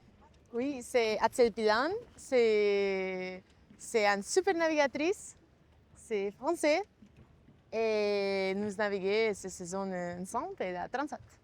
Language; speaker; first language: French; non-native, fluent; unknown